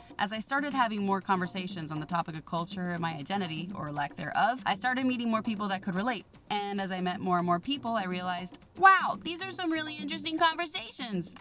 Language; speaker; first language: English; native; English